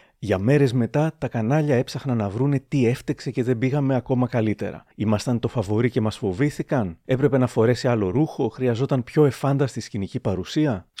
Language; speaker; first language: Greek; native; Greek